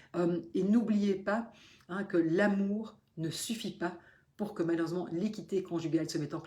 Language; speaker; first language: French; native; French